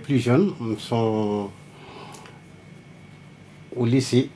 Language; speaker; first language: French; non-native, local second language; Fula